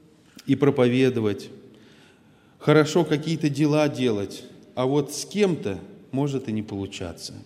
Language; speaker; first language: Russian; native; Russian